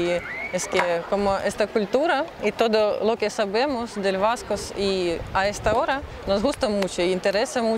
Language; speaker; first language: Spanish; non-native, learner; Russian